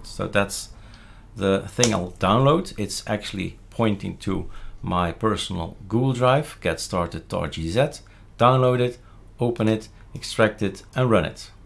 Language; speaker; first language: English; non-native, fluent; Dutch